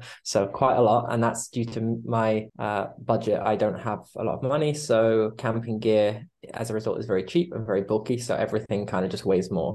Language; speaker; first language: English; native; English